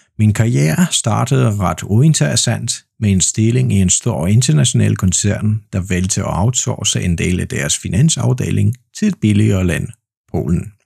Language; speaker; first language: Danish; non-native, fluent; Polish